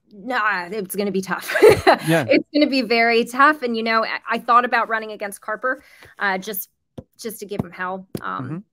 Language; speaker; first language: English; native; English